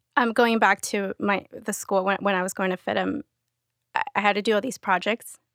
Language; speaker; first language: English; early bilingual, other home language; Spanish